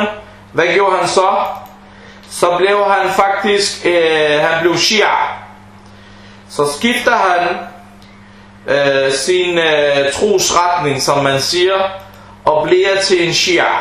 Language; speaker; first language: Danish; early bilingual, other home language; Arabic